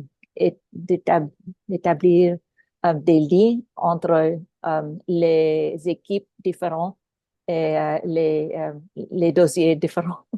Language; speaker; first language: French; non-native, local second language; Filipino